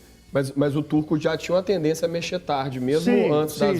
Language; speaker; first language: Portuguese; native; Portuguese